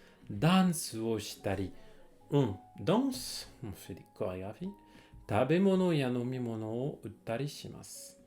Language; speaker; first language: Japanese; non-native, fluent; French